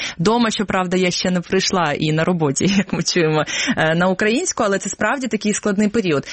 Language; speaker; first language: Ukrainian; non-native, local second language; Russian